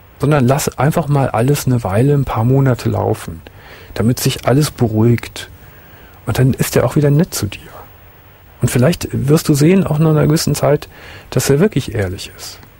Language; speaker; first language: German; native; German